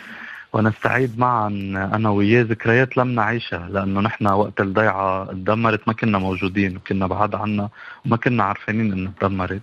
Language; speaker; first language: Arabic; native; Arabic